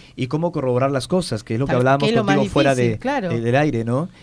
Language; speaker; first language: Spanish; native; Spanish